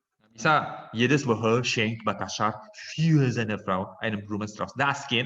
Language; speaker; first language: German; non-native, fluent; Indonesian